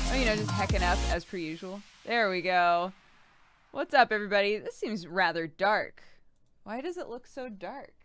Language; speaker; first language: English; native; English